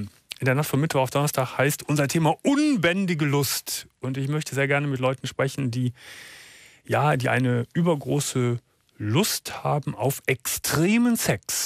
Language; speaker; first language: German; native; German